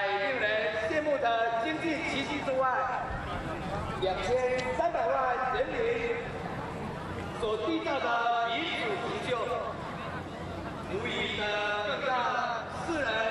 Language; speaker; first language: Chinese; native; Chinese